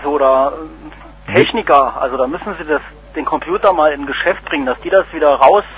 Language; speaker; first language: German; native; German